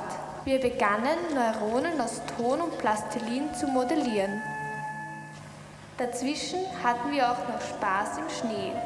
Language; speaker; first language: German; native; German